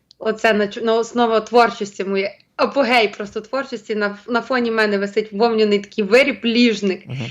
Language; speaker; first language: Ukrainian; native; Ukrainian